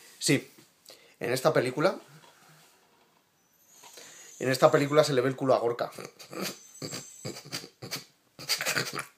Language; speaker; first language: Spanish; native; Spanish